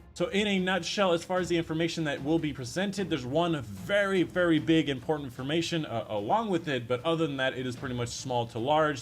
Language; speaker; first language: English; native; English